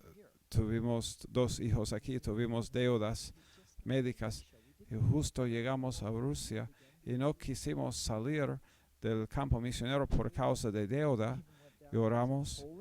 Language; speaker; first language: Spanish; non-native, fluent; English